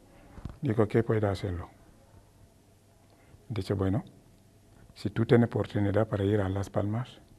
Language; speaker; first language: Spanish; non-native, learner; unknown